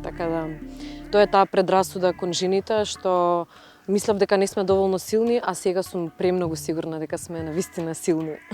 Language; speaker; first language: Macedonian; early bilingual, other home language; Russian